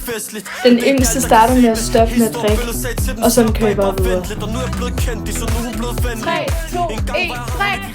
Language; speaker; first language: Danish; native; Danish